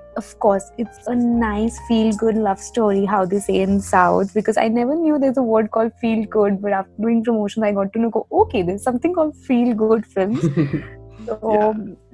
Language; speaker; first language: English; non-native, local second language; Punjabi